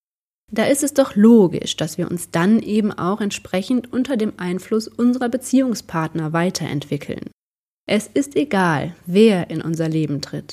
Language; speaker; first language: German; native; German